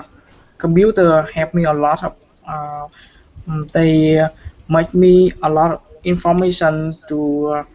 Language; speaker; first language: English; non-native, learner; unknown